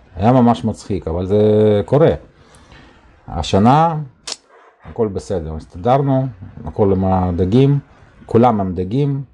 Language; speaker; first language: Hebrew; non-native, fluent; Russian